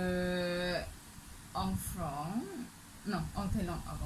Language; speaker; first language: French; non-native, learner; Thai